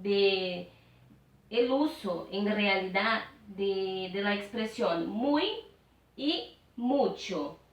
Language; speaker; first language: Spanish; non-native, fluent; Portuguese